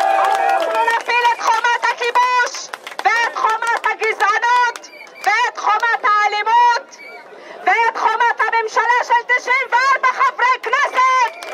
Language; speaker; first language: Hebrew; non-native, local second language; Arabic